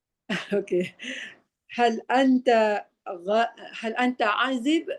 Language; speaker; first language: Arabic; non-native, learner; Malay